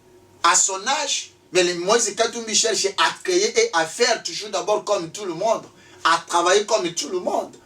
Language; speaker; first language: French; non-native, local second language; Lingala